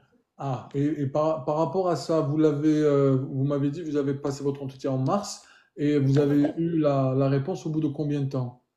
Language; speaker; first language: French; native; French